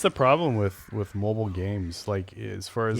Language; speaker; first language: English; native; English